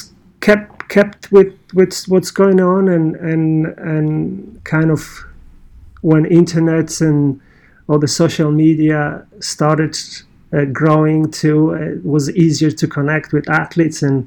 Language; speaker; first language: English; non-native, fluent; Polish